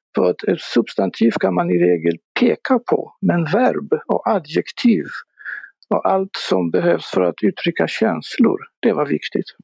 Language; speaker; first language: Swedish; non-native, fluent; Polish